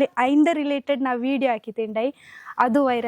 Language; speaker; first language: Malayalam; non-native, local second language; Hindi